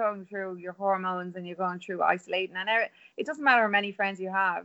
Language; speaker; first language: English; non-native, local second language; Irish